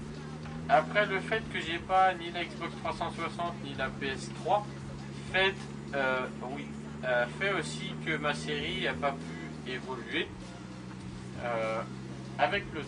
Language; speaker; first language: French; native; French